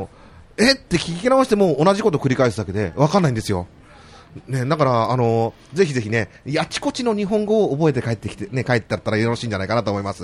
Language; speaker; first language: Japanese; native; Japanese